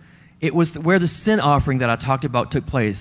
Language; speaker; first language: English; native; English